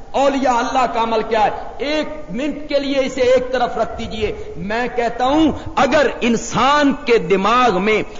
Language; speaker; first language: Urdu; non-native, local second language; Punjabi